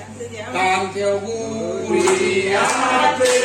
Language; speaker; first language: Italian; native; Italian